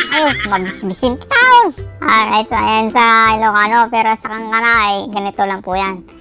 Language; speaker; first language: Filipino; non-native, local second language; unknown